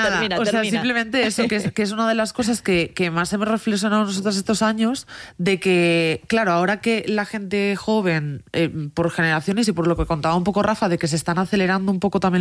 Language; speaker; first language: Spanish; native; Spanish